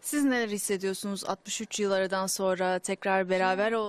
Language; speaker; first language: Turkish; native; Turkish